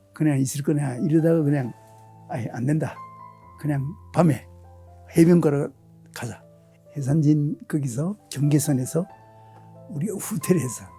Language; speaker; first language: Korean; early bilingual, other home language; Japanese